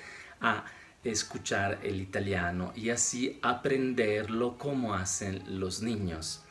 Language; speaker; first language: Spanish; non-native, fluent; Italian